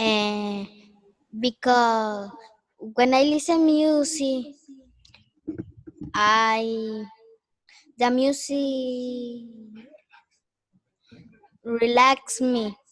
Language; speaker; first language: English; non-native, learner; Spanish